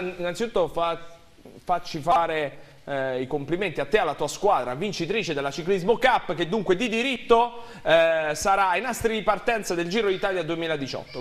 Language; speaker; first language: Italian; native; Italian